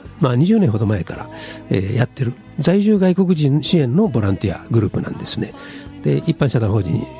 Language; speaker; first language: Japanese; native; Japanese